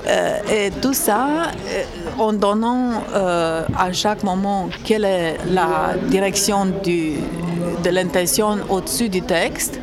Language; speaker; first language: French; non-native, fluent; Romanian